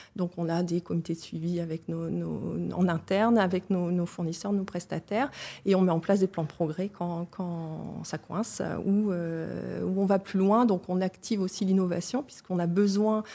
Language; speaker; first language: French; native; French